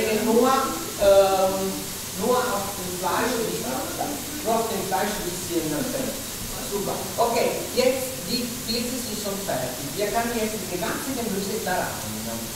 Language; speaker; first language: German; non-native, fluent; Italian